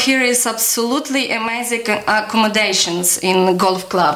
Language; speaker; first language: English; non-native, learner; Ukrainian